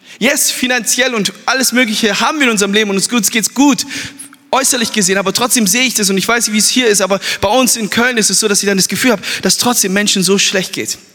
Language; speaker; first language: German; early bilingual, other home language; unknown